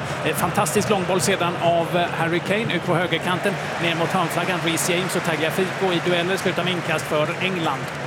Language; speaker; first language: Swedish; native; Swedish